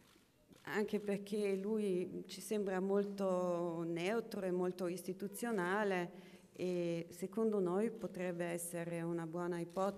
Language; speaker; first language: Italian; non-native, local second language; German